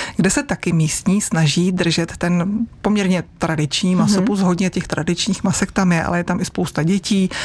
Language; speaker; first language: Czech; native; Czech